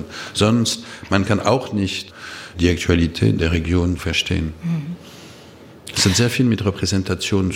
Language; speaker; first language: German; non-native, fluent; French